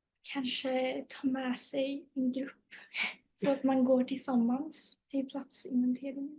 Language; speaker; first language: Swedish; native; Swedish